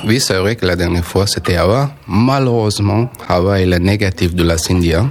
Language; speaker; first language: French; non-native, learner; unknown